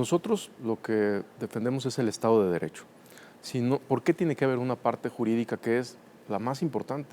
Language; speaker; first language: Spanish; native; Spanish